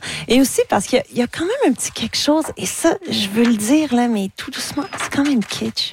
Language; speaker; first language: French; native; French